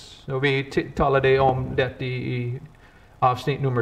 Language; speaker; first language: Swedish; non-native, fluent; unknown